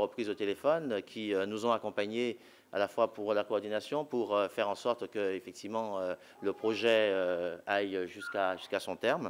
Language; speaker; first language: French; native; French